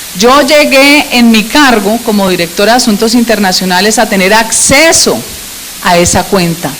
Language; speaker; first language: Spanish; native; Spanish